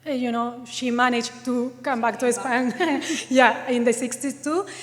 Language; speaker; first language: English; non-native, fluent; Spanish